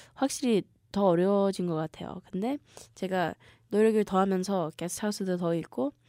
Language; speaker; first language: Korean; early bilingual, heritage; Korean